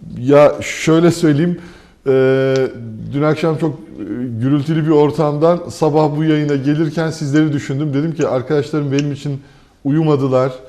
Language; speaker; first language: Turkish; native; Turkish